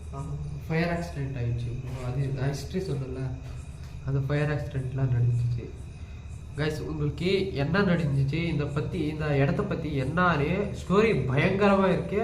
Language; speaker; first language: Tamil; non-native, local second language; Kannada